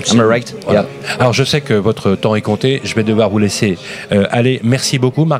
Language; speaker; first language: French; native; French